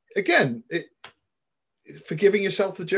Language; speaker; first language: English; native; English